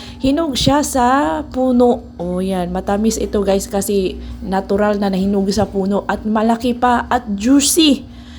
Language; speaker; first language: Filipino; non-native, local second language; Cebuano